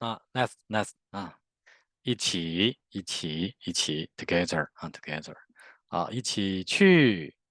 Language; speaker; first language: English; non-native, learner; Chinese